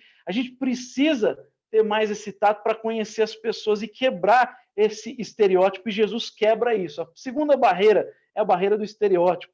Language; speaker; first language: Portuguese; native; Portuguese